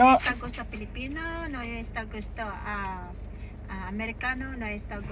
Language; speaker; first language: Spanish; non-native, learner; Waray